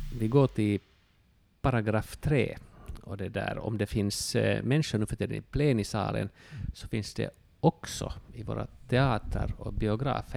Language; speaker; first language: Swedish; non-native, local second language; Finnish